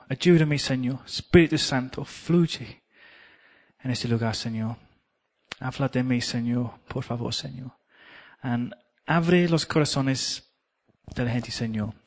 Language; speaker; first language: Spanish; non-native, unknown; English